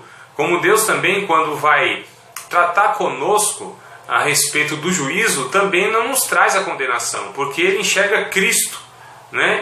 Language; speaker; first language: Portuguese; native; Portuguese